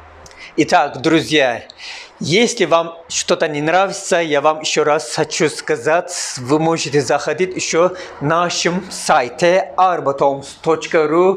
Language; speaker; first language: Russian; non-native, learner; Turkish